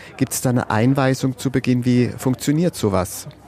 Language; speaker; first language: German; native; German